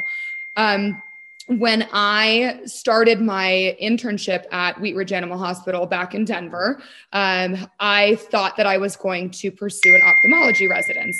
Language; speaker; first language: English; native; English